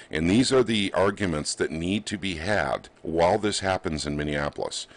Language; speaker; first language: English; native; English